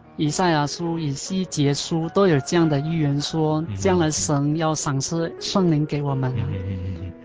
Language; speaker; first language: Chinese; non-native, local second language; Hakka Chinese